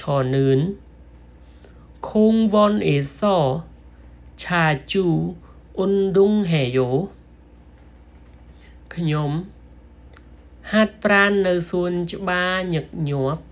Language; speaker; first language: Korean; non-native, learner; Khmer